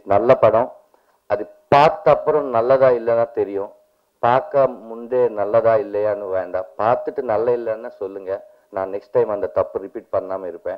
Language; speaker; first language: Tamil; non-native, learner; Telugu